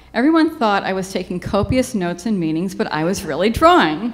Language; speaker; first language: English; native; English